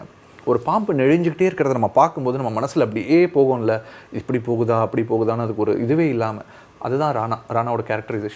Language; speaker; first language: Tamil; native; Tamil